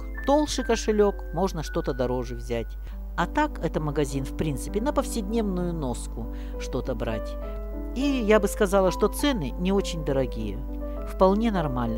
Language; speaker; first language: Russian; native; Russian